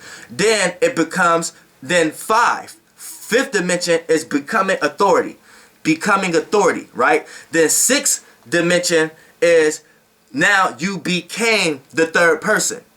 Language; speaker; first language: English; native; English